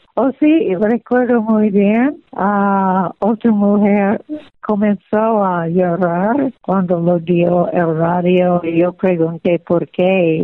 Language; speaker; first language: Spanish; non-native, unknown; English